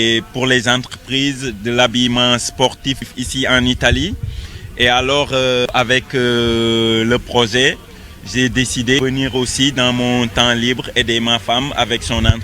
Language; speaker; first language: French; non-native, local second language; Serer